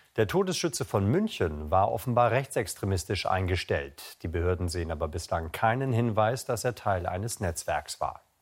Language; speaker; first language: German; native; German